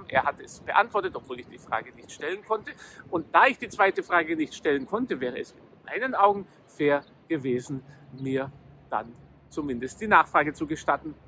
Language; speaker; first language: German; native; German